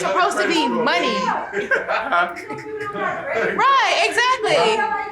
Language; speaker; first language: English; native; English